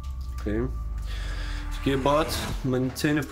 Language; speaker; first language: German; non-native, learner; Turkish